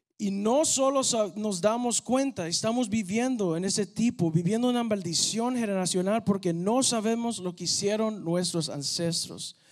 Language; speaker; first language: Spanish; early bilingual, heritage; Spanish